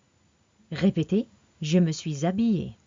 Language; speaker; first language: French; non-native, fluent; English